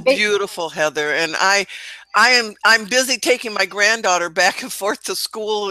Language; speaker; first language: English; native; English